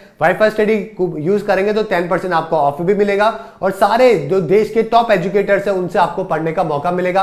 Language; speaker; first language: Hindi; native; Hindi